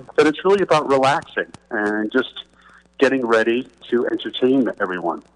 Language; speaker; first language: English; native; English